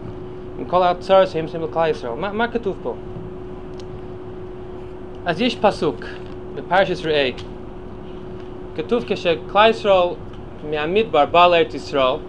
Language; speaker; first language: Hebrew; non-native, fluent; English